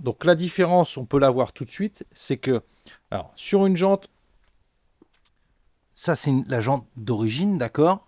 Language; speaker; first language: French; native; French